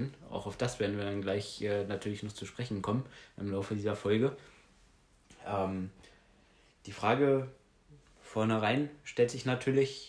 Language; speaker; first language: German; native; German